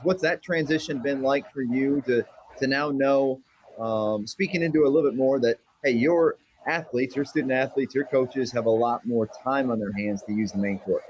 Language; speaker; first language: English; native; English